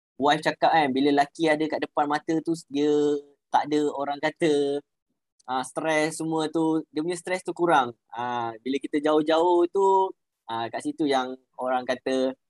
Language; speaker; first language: Malay; native; Malay